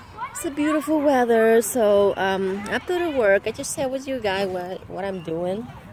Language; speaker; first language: English; non-native, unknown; Vietnamese